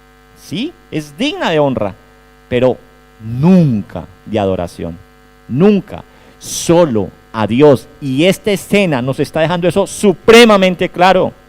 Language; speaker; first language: Spanish; native; Spanish